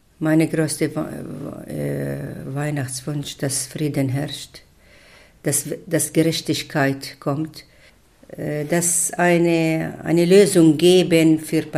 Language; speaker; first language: German; non-native, fluent; Arabic